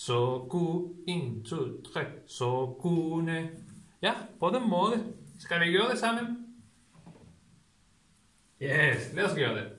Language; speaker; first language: Danish; non-native, learner; Spanish